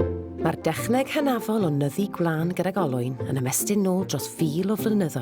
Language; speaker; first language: Welsh; native; Welsh